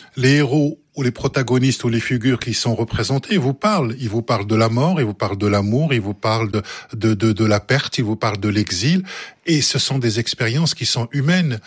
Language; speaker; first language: French; early bilingual, other home language; Arabic